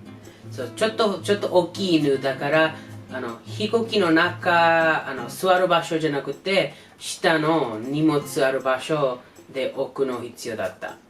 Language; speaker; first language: Japanese; non-native, learner; English